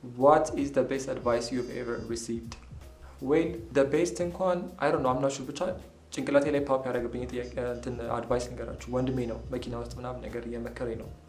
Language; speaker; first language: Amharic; native; Amharic